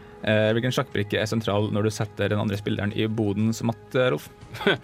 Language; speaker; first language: Norwegian; native; Norwegian